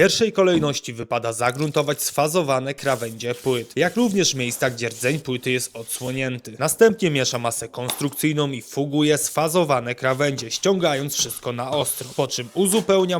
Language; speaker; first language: Polish; native; Polish